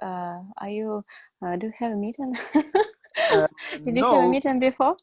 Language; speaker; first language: English; non-native, learner; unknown